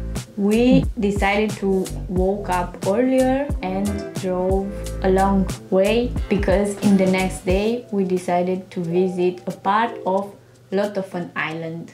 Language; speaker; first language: English; non-native, learner; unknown